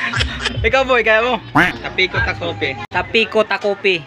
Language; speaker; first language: Filipino; non-native, local second language; Bikol